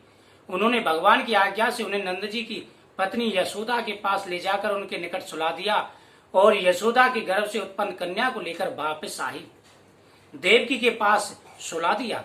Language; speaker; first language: Hindi; native; Hindi